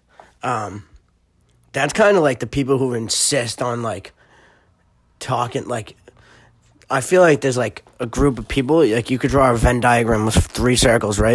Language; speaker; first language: English; native; English